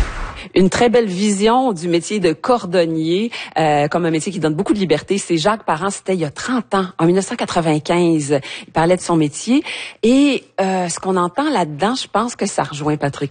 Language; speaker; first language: French; native; French